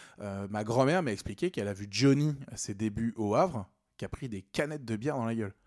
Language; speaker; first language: French; native; French